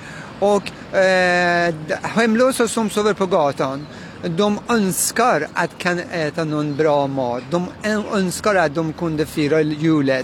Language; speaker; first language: Swedish; non-native, fluent; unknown